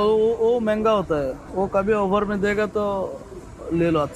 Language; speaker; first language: Hindi; non-native, learner; Bangla